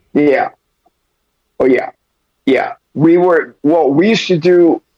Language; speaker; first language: English; early bilingual, other home language; Spanish